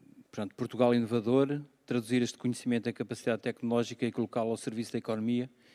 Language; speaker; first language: Portuguese; native; Portuguese